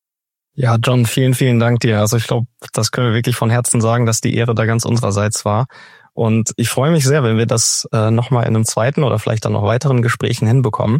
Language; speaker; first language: German; native; German